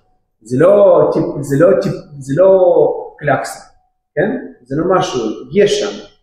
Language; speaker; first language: Hebrew; non-native, fluent; Russian